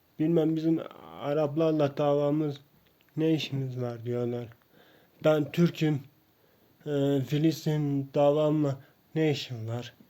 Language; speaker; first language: Turkish; non-native, local second language; Kurdish